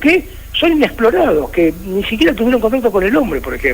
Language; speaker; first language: Spanish; native; Spanish